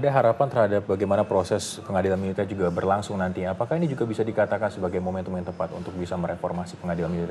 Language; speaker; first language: Indonesian; native; Indonesian